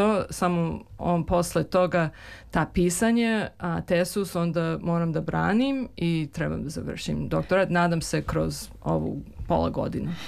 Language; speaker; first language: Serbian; early bilingual, heritage; Serbian